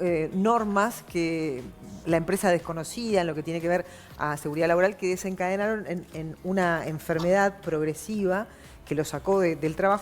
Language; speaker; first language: Spanish; native; Spanish